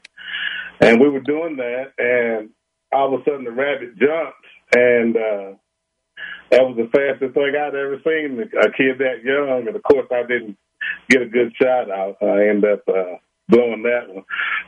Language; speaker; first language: English; native; English